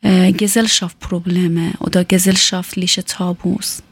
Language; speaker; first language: German; non-native, learner; Persian